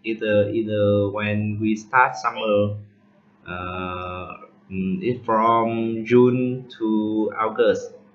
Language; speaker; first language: English; non-native, learner; Vietnamese